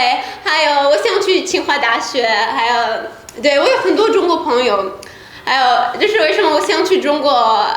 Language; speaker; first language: Chinese; non-native, learner; Persian